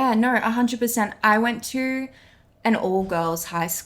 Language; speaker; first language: English; native; English